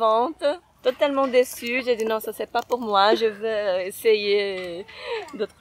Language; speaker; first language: French; non-native, fluent; Portuguese